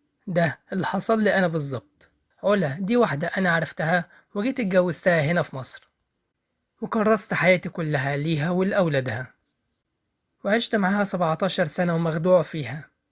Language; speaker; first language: Arabic; native; Arabic